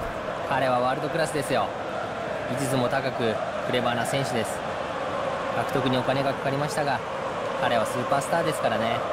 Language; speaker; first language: Japanese; native; Japanese